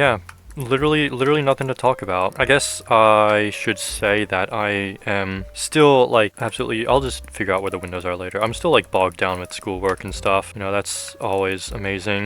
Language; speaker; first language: English; native; English